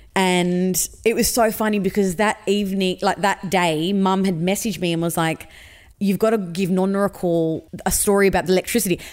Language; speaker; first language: English; native; English